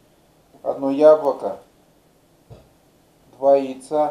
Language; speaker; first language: Russian; native; Russian